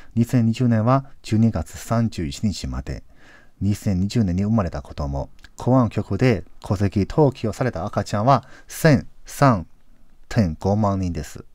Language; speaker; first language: Japanese; non-native, fluent; Chinese